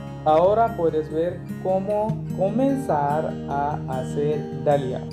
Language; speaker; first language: Spanish; non-native, learner; Hindi